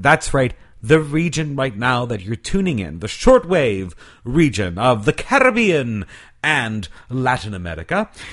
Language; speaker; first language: English; native; English